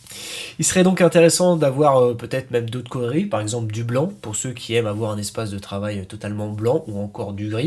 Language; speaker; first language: French; native; French